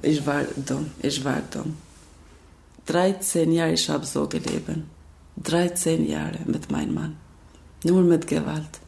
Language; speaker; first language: German; non-native, learner; Albanian